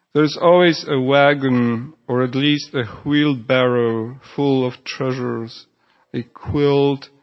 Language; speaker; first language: English; non-native, fluent; Polish